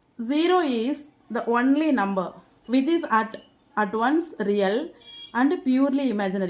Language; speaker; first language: English; non-native, local second language; Tamil